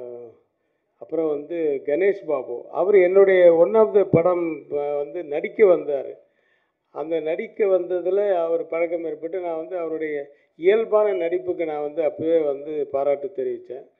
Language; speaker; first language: Tamil; native; Tamil